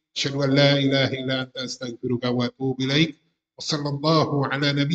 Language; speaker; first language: Arabic; non-native, fluent; Indonesian